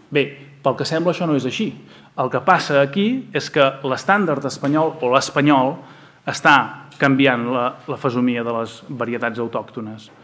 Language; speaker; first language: Catalan; native; Catalan